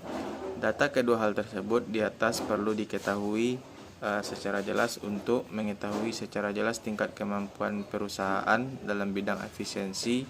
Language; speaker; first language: Indonesian; native; Indonesian